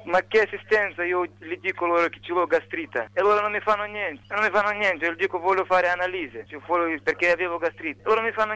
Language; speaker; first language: Italian; non-native, fluent; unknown